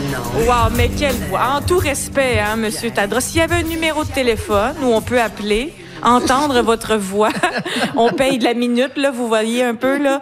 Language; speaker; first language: French; native; French